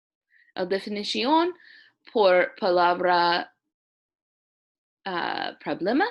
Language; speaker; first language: Spanish; non-native, learner; English